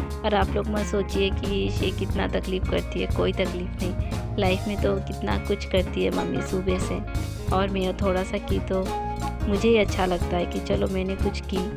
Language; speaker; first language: Hindi; non-native, local second language; Bangla